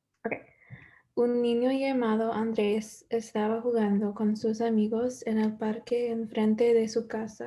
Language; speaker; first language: Spanish; non-native, learner; English